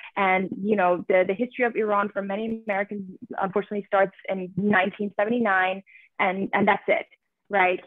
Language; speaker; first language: English; early bilingual, other home language; Persian